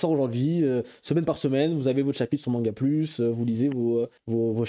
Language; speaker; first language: French; native; French